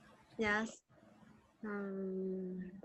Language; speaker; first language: English; non-native, learner; Vietnamese